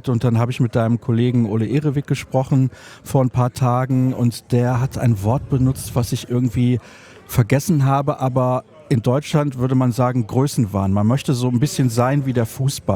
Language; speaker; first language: German; native; German